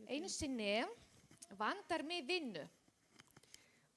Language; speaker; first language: Icelandic; non-native, learner; Spanish